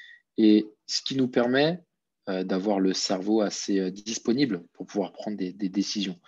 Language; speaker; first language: French; native; French